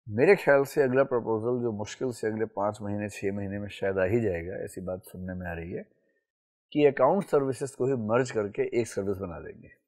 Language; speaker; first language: Hindi; native; Hindi